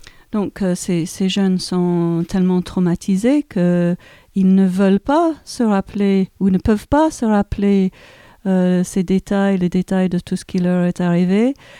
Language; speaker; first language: French; native; French